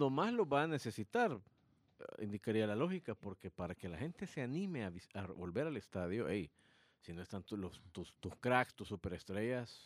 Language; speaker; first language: Spanish; native; Spanish